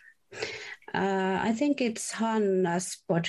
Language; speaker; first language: English; non-native, fluent; Finnish